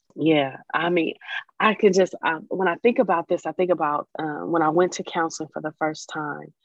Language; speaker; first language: English; native; English